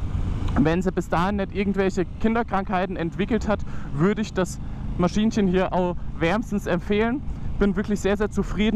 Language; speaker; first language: German; native; German